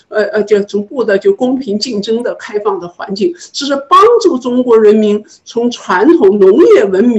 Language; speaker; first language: Chinese; native; Chinese